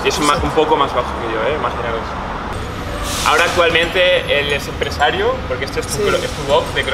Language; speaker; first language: Spanish; native; Spanish